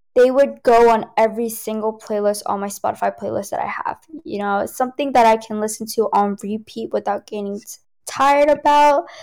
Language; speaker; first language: English; early bilingual, other home language; Cantonese